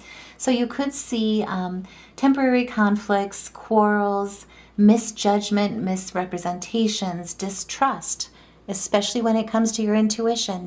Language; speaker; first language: English; native; English